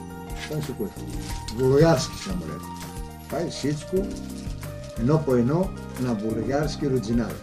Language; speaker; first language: Bulgarian; non-native, learner; Greek